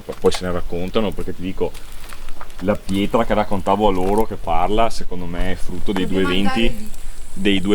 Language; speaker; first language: Italian; native; Italian